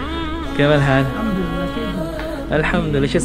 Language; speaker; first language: Arabic; non-native, learner; Filipino